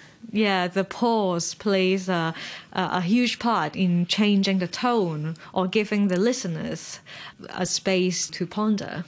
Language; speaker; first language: English; non-native, local second language; Cantonese